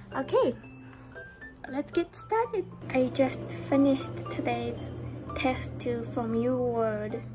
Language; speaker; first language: English; non-native, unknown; Japanese